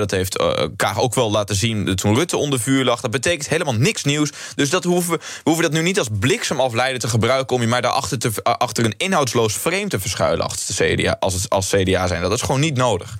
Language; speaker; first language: Dutch; native; Dutch